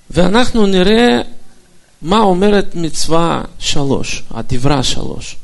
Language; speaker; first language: Hebrew; non-native, fluent; Russian